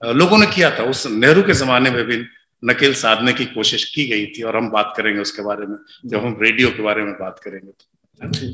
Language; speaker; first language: Hindi; non-native, local second language; Magahi